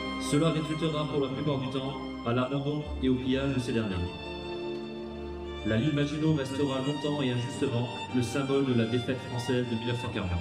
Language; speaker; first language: French; native; French